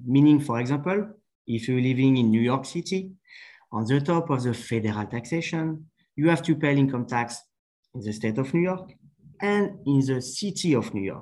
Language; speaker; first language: English; non-native, fluent; French